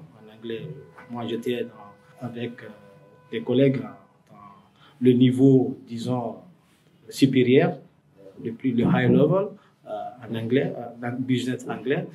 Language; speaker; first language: French; non-native, local second language; Fula